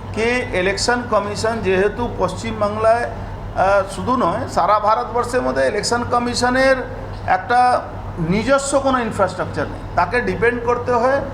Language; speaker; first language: Bangla; non-native, local second language; Hindi